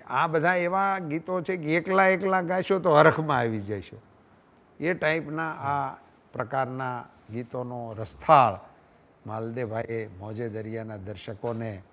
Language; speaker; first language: Gujarati; native; Gujarati